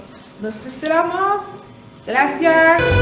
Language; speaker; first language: Spanish; non-native, fluent; Haitian Creole